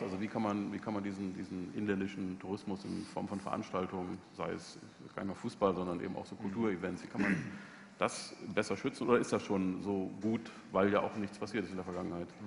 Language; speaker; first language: German; native; German